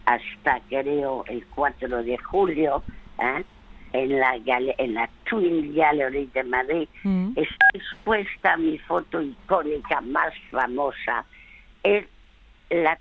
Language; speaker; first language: Spanish; early bilingual, other home language; French